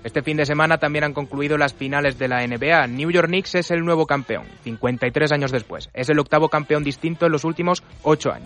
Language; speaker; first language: Spanish; native; Spanish